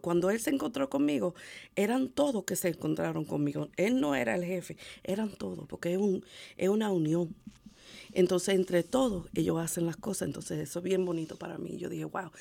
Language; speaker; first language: Spanish; early bilingual, heritage; Spanish